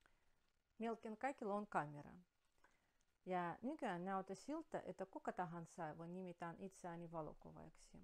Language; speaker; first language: Finnish; non-native, fluent; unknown